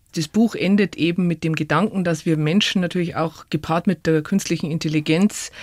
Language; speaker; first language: German; native; German